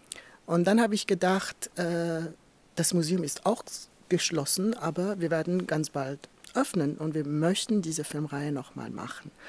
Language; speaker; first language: German; non-native, fluent; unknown